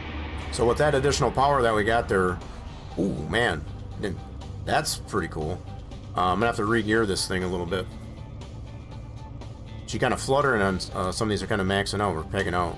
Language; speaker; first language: English; native; English